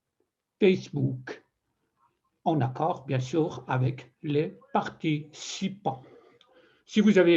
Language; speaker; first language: French; non-native, fluent; Persian